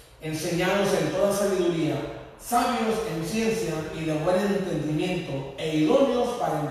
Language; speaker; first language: Spanish; native; Spanish